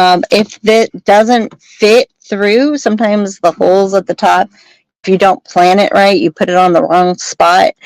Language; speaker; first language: English; native; English